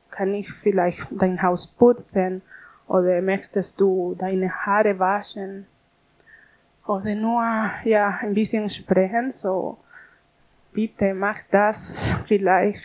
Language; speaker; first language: German; non-native, learner; Spanish